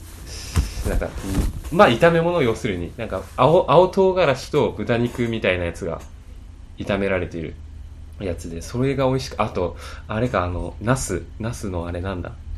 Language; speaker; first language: Japanese; native; Japanese